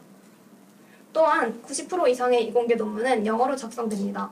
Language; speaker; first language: Korean; native; Korean